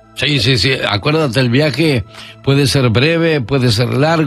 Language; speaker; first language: Spanish; native; Spanish